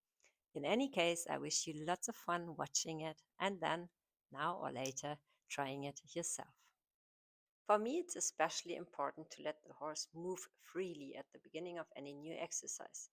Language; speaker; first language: English; non-native, fluent; German